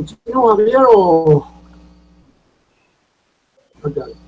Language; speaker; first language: English; non-native, learner; Spanish